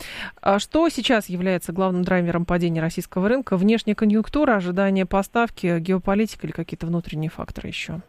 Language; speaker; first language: Russian; native; Russian